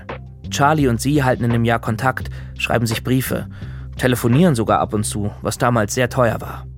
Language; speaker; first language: German; native; German